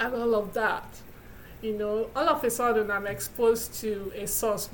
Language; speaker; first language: English; non-native, local second language; Igbo